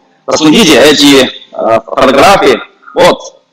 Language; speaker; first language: Russian; non-native, fluent; Chinese